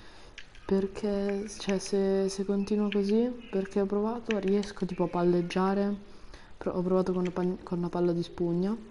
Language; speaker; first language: Italian; native; Italian